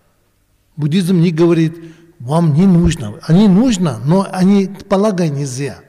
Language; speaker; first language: Russian; non-native, learner; Tibetan